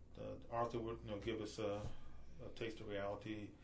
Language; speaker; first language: English; native; English